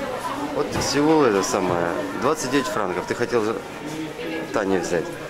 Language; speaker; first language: Russian; native; Russian